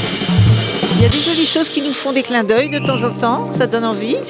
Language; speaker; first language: French; native; French